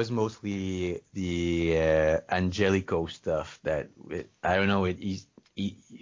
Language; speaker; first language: English; non-native, fluent; French